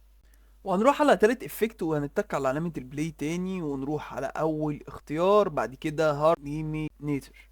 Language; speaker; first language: Arabic; native; Arabic